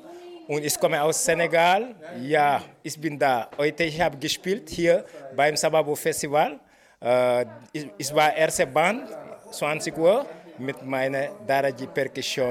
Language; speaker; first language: German; non-native, learner; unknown